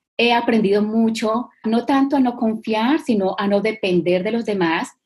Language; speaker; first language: Spanish; native; Spanish